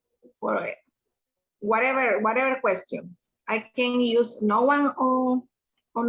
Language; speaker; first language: English; non-native, learner; Spanish